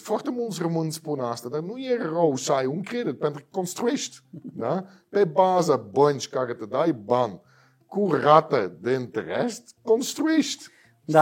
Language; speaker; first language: Romanian; non-native, learner; Dutch